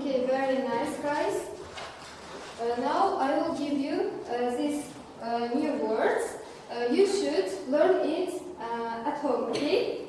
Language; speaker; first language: English; non-native, learner; Kazakh